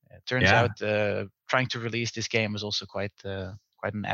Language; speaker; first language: English; non-native, fluent; Dutch